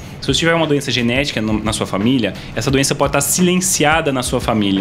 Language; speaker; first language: Portuguese; native; Portuguese